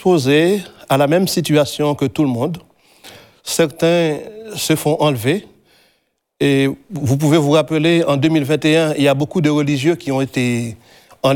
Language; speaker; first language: French; native; French